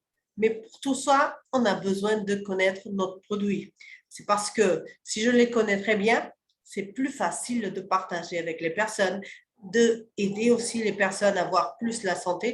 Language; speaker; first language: French; early bilingual, other home language; Portuguese